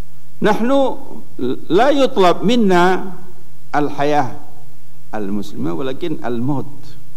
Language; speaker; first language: Arabic; non-native, fluent; Indonesian